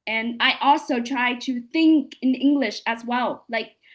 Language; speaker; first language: English; non-native, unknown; Vietnamese